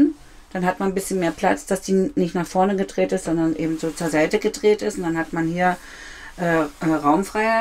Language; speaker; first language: German; native; German